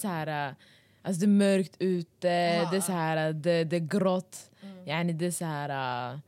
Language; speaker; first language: Swedish; early bilingual, other home language; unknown